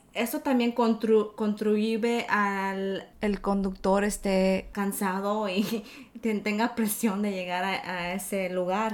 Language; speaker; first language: Spanish; early bilingual, heritage; Spanish